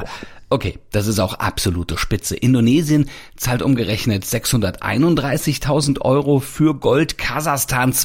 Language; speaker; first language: German; native; German